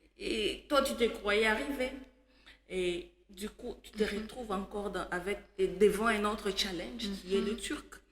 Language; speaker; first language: French; non-native, local second language; Swahili